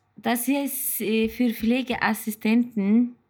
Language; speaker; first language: German; non-native, learner; Turkish